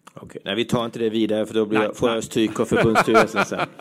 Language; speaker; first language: Swedish; native; Swedish